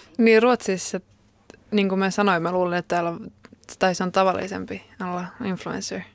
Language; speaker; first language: Finnish; early bilingual, heritage; Finnish